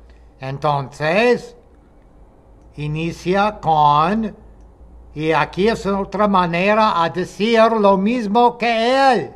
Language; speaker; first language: Spanish; non-native, fluent; English